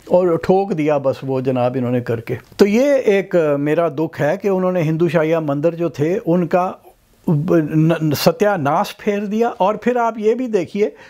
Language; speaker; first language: Urdu; non-native, local second language; Punjabi